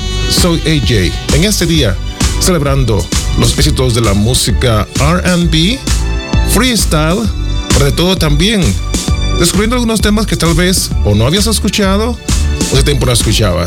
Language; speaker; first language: Spanish; native; Spanish